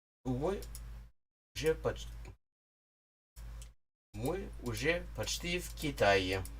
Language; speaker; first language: Russian; non-native, learner; English